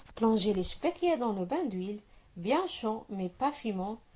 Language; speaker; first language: French; non-native, local second language; Arabic